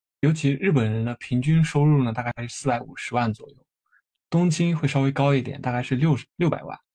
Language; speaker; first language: Chinese; native; Chinese